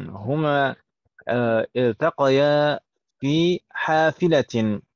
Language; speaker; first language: Arabic; non-native, fluent; Indonesian